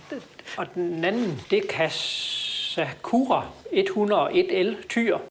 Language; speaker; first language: Danish; native; Danish